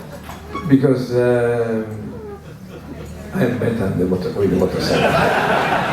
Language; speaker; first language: English; non-native, learner; Italian